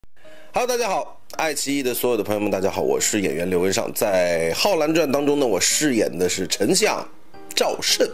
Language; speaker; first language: Chinese; native; Chinese